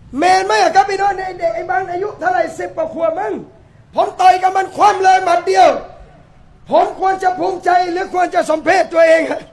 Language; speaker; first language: Thai; native; Thai